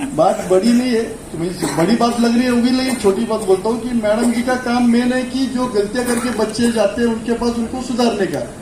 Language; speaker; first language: Hindi; non-native, local second language; Marathi